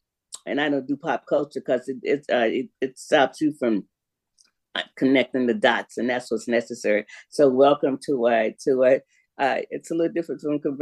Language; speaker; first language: English; native; English